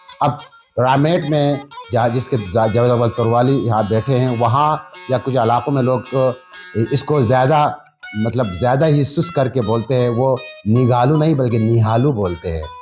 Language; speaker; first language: Urdu; non-native, local second language; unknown